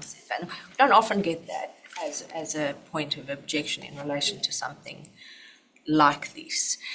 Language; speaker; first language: English; native; English